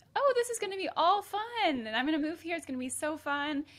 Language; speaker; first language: English; native; English